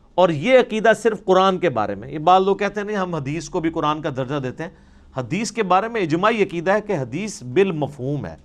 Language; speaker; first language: Urdu; non-native, local second language; Punjabi